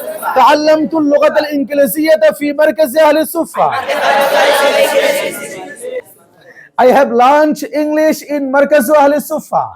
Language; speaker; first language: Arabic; non-native, fluent; Bangla